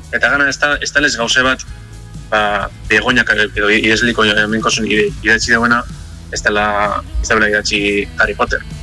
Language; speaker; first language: Basque; native; Basque